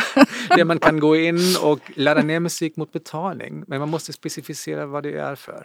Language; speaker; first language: Swedish; non-native, fluent; German